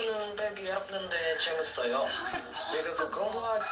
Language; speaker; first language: Korean; non-native, learner; Filipino